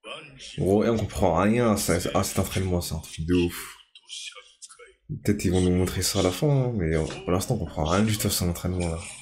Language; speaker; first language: French; native; French